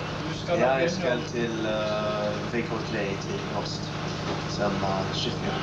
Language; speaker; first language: Norwegian; non-native, learner; English